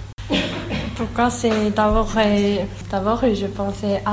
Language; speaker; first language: French; non-native, learner; Korean